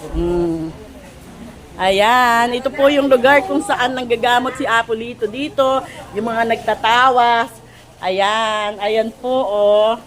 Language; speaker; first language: Filipino; non-native, local second language; Pampanga